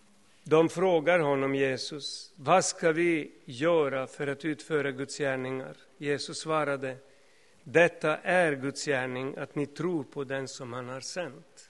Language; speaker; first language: Swedish; non-native, fluent; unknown